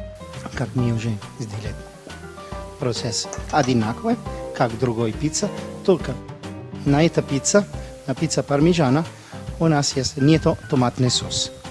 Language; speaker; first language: Russian; non-native, learner; Italian